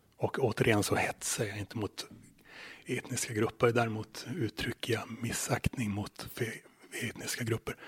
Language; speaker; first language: Swedish; native; Swedish